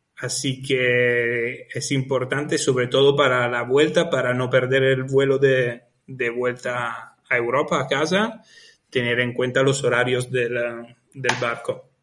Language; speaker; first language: Spanish; non-native, fluent; Italian